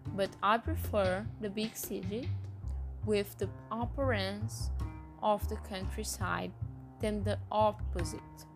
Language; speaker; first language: English; non-native, fluent; Portuguese